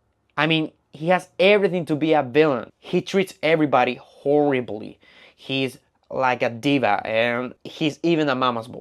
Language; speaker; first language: English; non-native, fluent; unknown